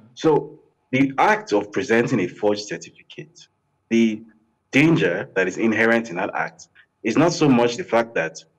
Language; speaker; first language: English; non-native, local second language; Yoruba